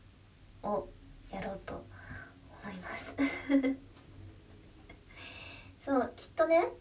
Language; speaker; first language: Japanese; native; Japanese